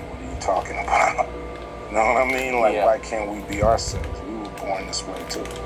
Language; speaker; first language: English; native; English